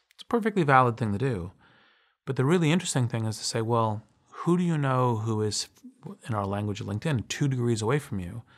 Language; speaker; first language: English; native; English